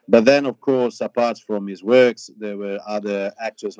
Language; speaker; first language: English; non-native, fluent; Italian